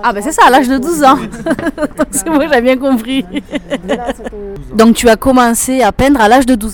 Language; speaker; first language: French; native; French